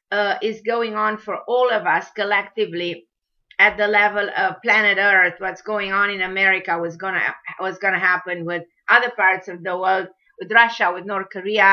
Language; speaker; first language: English; non-native, fluent; Romanian